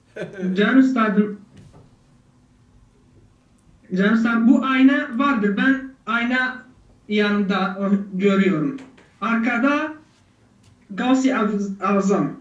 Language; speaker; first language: Turkish; non-native, learner; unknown